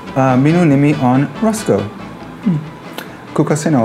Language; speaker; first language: Finnish; non-native, learner; English